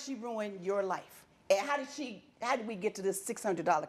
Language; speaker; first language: English; native; English